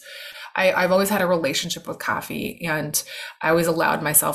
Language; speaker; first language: English; native; English